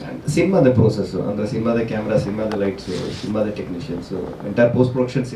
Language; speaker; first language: Kannada; native; Kannada